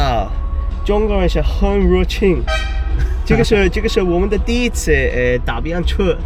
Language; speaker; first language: Chinese; non-native, learner; English